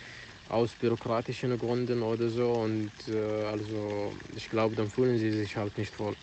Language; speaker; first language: German; non-native, fluent; Arabic